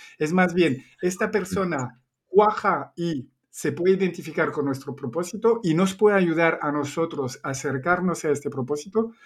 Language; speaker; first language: Spanish; non-native, fluent; French